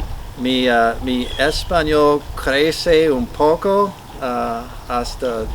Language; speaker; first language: Spanish; non-native, learner; English